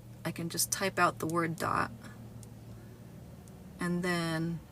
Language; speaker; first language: English; native; English